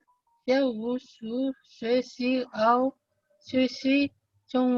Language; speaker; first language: Chinese; non-native, learner; Indonesian